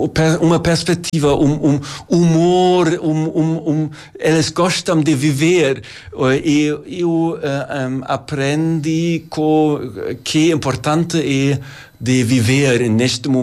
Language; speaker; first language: Portuguese; non-native, learner; German